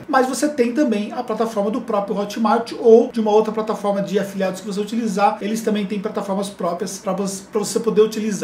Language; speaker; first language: Portuguese; native; Portuguese